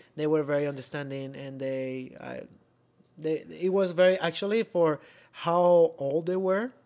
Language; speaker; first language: English; non-native, fluent; Spanish